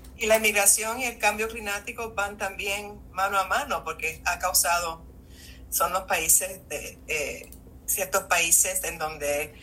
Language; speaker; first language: Spanish; native; Spanish